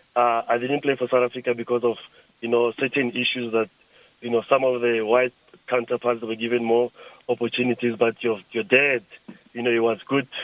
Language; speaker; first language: English; non-native, local second language; Tsonga